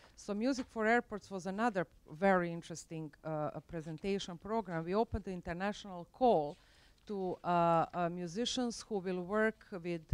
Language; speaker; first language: English; non-native, fluent; Croatian